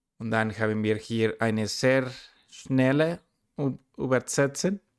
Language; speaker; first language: German; non-native, learner; Spanish